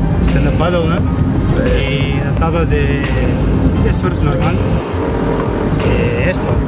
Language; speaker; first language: Spanish; non-native, learner; Portuguese